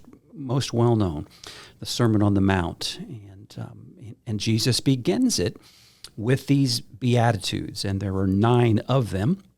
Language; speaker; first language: English; native; English